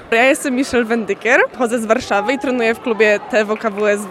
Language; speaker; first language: Polish; early bilingual, heritage; Polish